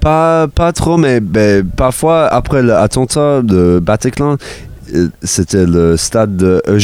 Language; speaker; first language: French; non-native, learner; English